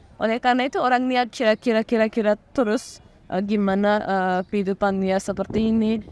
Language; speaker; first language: Indonesian; non-native, fluent; Turkish